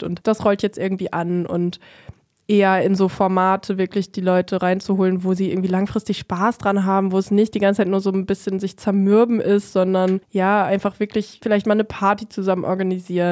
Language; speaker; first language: German; native; German